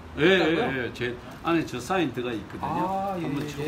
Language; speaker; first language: Korean; native; Korean